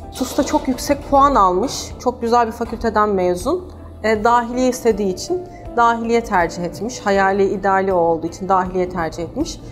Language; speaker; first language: Turkish; native; Turkish